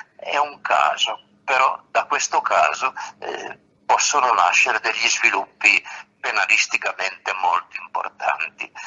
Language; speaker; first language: Italian; native; Italian